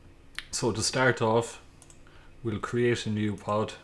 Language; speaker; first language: English; native; English